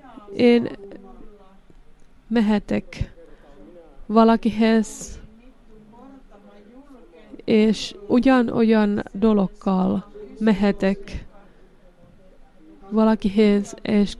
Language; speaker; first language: Hungarian; non-native, learner; Finnish